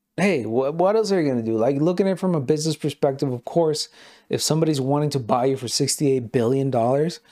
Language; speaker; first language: English; non-native, fluent; Spanish